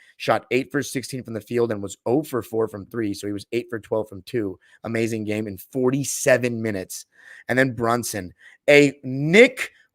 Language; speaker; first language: English; native; English